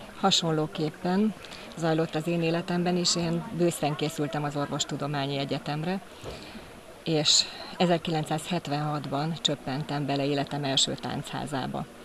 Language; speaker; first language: Hungarian; native; Hungarian